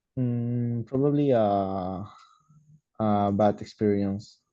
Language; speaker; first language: English; non-native, learner; Spanish